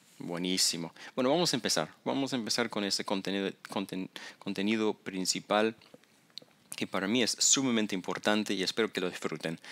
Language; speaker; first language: Spanish; non-native, fluent; English